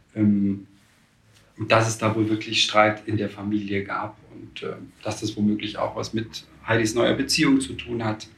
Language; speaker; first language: German; native; German